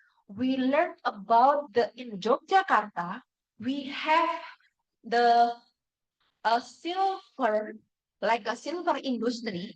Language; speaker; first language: English; non-native, fluent; Indonesian